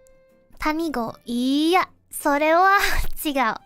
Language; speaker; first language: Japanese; non-native, learner; Indonesian